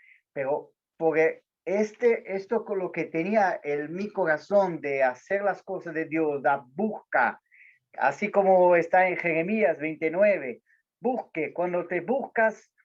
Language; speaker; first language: Spanish; non-native, fluent; Portuguese